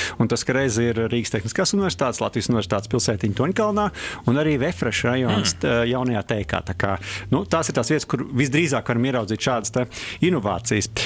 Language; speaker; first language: Latvian; native; Latvian